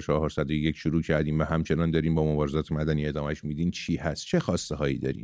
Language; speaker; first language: Persian; native; Persian